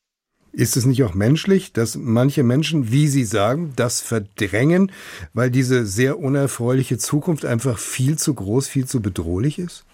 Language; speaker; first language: German; native; German